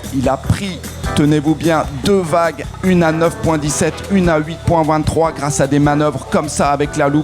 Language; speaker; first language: French; native; French